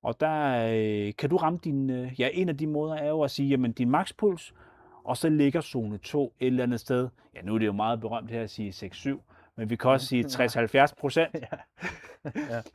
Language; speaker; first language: Danish; native; Danish